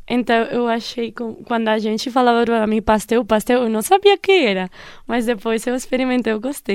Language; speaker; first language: Portuguese; non-native, fluent; Spanish